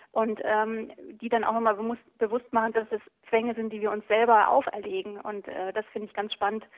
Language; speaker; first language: German; native; German